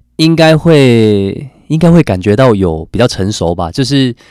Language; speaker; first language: Chinese; native; Chinese